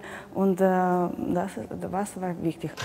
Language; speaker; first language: German; non-native, learner; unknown